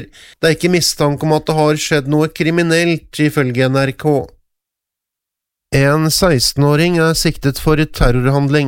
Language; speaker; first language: Norwegian; native; Norwegian